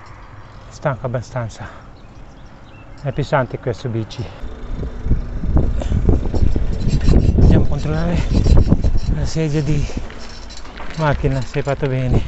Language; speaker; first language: Italian; non-native, learner; Filipino